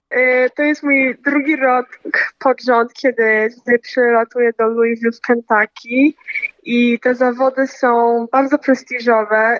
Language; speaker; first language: Polish; early bilingual, heritage; Polish